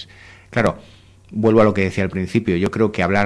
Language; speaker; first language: Spanish; native; Spanish